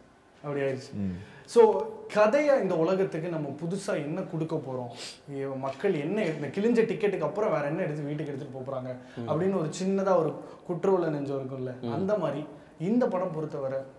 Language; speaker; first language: Tamil; native; Tamil